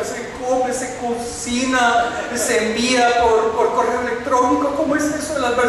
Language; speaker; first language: Spanish; native; Spanish